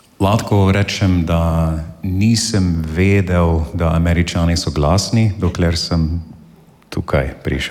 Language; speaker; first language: Slovenian; non-native, learner; English